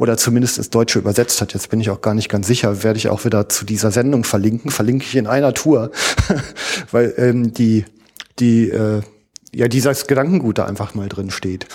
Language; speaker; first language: German; native; German